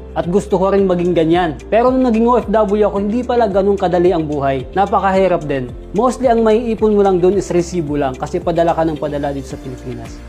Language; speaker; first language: Filipino; non-native, local second language; Waray